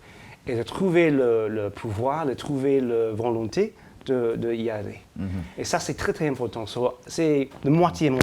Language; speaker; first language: French; non-native, fluent; English